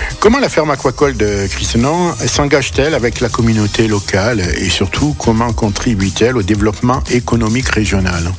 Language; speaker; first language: French; native; French